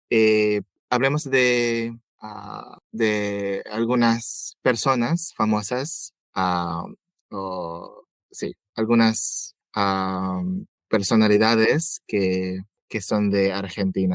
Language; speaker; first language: Spanish; non-native, fluent; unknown